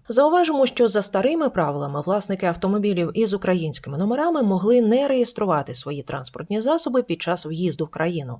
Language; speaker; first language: Ukrainian; native; Ukrainian